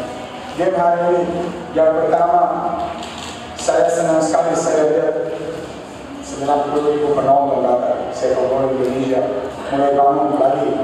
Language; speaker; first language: Indonesian; non-native, fluent; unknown